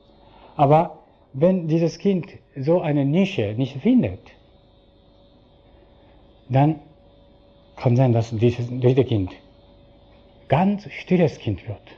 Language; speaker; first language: German; non-native, fluent; Japanese